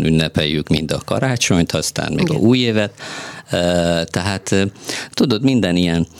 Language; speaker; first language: Hungarian; non-native, fluent; Persian